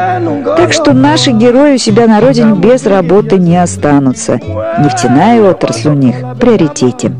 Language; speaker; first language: Russian; native; Russian